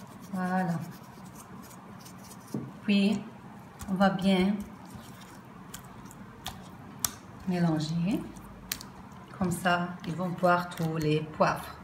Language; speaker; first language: French; non-native, fluent; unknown